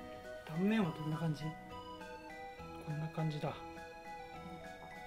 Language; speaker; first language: Japanese; native; Japanese